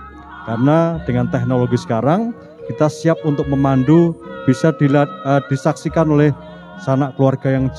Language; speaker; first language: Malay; non-native, local second language; Javanese